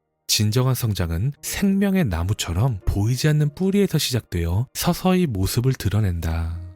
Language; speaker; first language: Korean; native; Korean